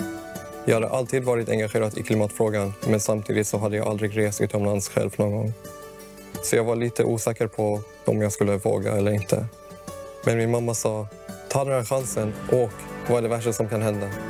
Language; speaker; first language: Swedish; early bilingual, other home language; Persian